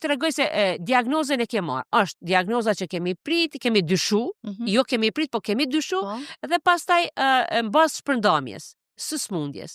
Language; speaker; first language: Albanian; native; Albanian